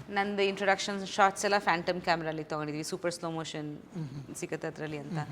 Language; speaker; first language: Kannada; non-native, fluent; Bangla